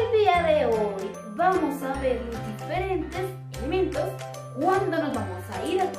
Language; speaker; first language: Spanish; native; Spanish